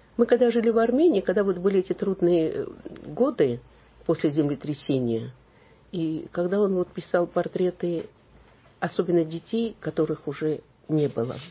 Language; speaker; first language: Russian; non-native, local second language; Armenian